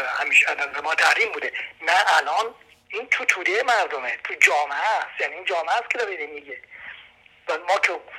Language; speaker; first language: Persian; native; Persian